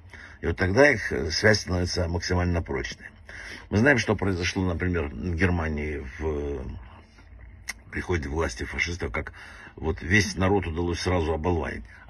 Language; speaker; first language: Russian; native; Russian